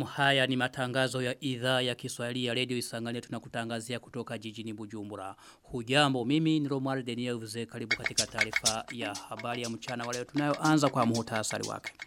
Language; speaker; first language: Swahili; non-native, local second language; Rundi